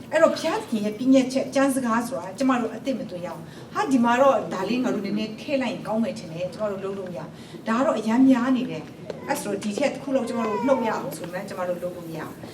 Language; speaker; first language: Burmese; non-native, local second language; Kachin